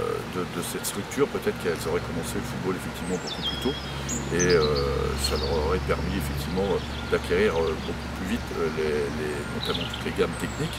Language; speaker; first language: French; native; French